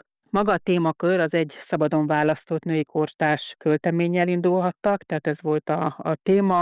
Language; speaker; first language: Hungarian; native; Hungarian